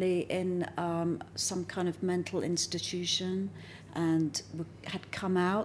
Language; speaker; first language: English; native; English